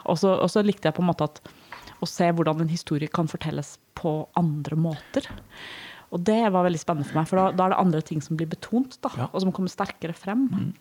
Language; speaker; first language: Norwegian; early bilingual, other home language; Danish